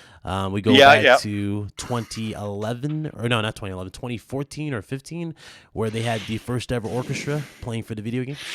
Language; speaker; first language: English; native; English